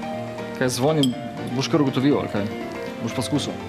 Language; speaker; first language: Slovenian; native; Slovenian